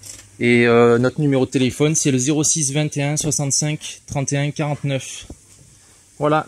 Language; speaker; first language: French; native; French